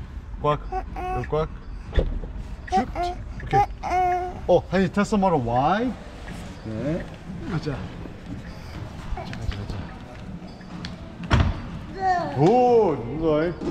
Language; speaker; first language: Korean; early bilingual, heritage; English